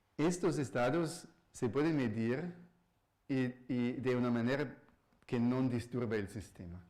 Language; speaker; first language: Spanish; non-native, fluent; German